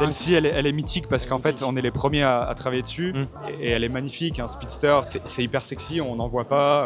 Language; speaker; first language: French; native; French